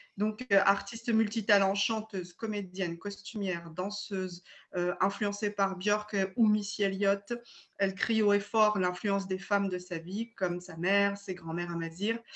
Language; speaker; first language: French; early bilingual, other home language; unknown